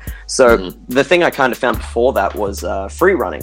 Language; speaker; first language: English; native; English